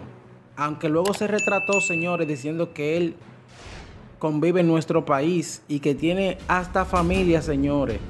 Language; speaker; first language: Spanish; native; Spanish